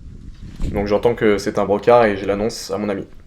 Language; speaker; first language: French; native; French